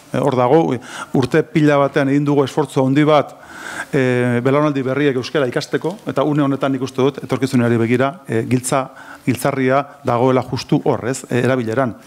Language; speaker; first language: Basque; native; Basque